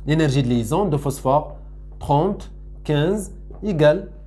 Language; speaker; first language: French; non-native, local second language; Arabic